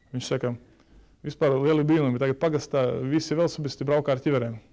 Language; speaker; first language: Latvian; native; Latvian